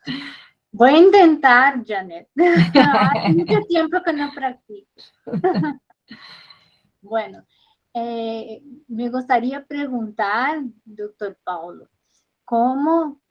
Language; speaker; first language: Spanish; non-native, learner; Portuguese